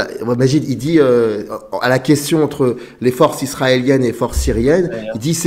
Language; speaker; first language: French; native; French